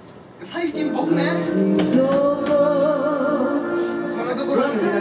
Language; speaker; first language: Japanese; native; Japanese